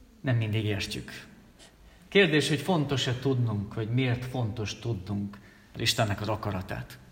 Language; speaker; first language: Hungarian; native; Hungarian